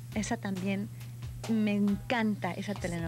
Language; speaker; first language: Portuguese; non-native, learner; Spanish